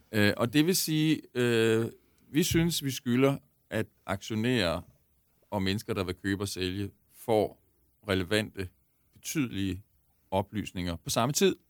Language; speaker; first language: Danish; native; Danish